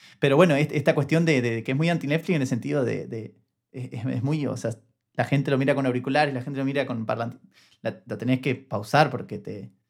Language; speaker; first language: Spanish; native; Spanish